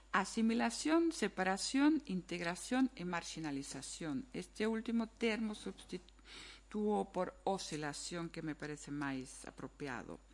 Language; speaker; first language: Galician; non-native, fluent; German